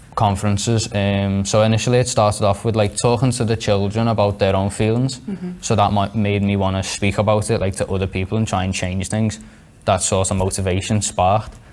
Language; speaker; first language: English; native; English